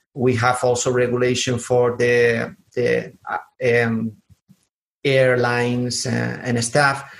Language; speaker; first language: English; non-native, fluent; Spanish